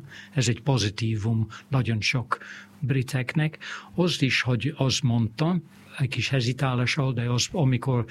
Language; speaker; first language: Hungarian; non-native, fluent; English